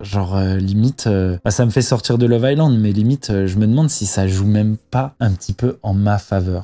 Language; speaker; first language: French; native; French